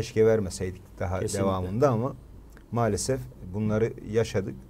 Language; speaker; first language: Turkish; native; Turkish